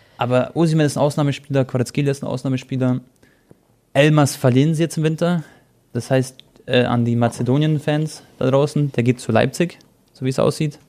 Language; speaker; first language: German; early bilingual, other home language; Croatian